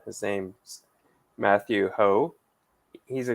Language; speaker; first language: English; native; English